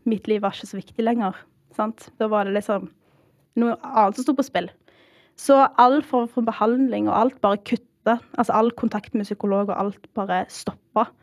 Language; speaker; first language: Norwegian; early bilingual, heritage; Norwegian